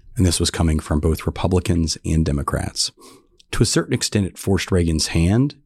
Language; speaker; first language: English; native; English